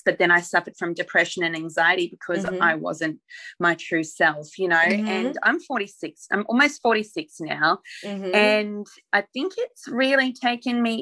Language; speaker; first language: English; native; English